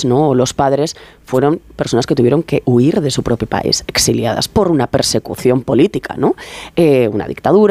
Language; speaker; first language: Spanish; native; Spanish